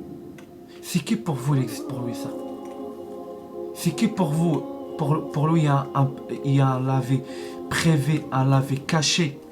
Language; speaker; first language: French; non-native, learner; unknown